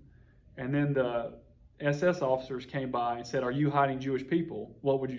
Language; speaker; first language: English; native; English